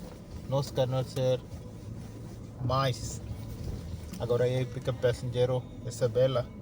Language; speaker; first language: Portuguese; non-native, learner; Tamil